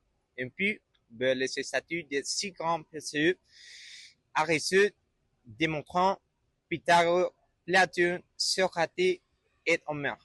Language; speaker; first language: French; non-native, learner; Spanish